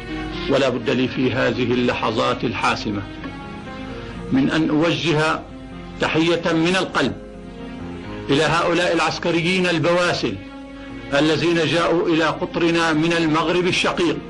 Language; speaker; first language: Arabic; native; Arabic